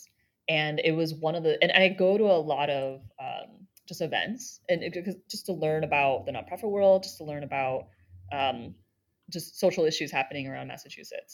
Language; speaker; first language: English; native; English